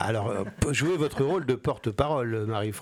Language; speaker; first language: French; native; French